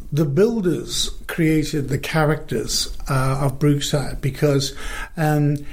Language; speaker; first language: English; native; English